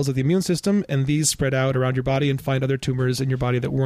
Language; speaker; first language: English; native; English